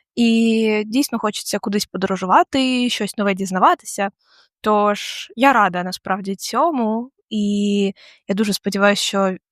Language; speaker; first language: Ukrainian; non-native, local second language; Russian